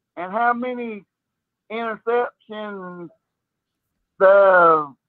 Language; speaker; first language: English; native; English